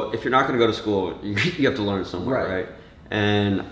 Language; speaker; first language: English; native; English